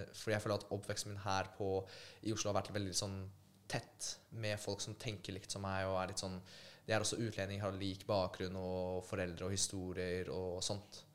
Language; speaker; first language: Norwegian; early bilingual, other home language; Polish